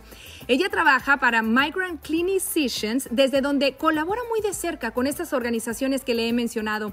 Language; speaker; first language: Spanish; native; Spanish